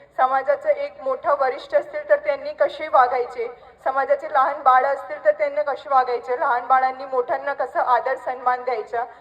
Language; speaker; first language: Marathi; non-native, local second language; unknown